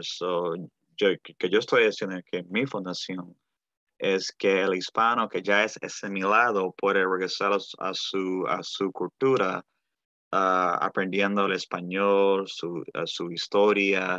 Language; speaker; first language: Spanish; early bilingual, heritage; Spanish